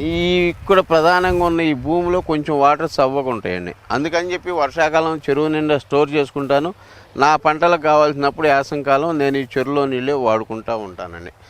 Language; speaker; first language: Telugu; native; Telugu